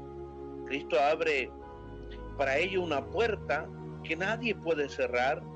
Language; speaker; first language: Spanish; native; Spanish